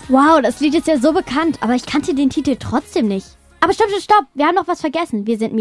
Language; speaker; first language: German; native; German